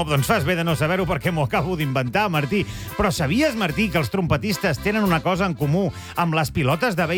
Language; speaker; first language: Catalan; native; Catalan